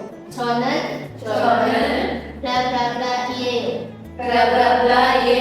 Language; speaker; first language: Korean; non-native, learner; Indonesian